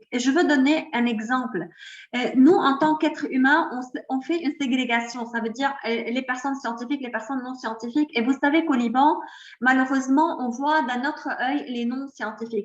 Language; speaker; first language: French; non-native, local second language; Arabic